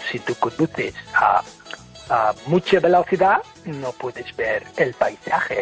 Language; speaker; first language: Spanish; non-native, fluent; English